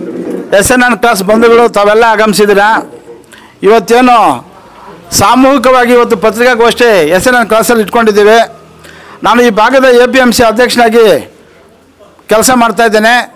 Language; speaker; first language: Kannada; native; Kannada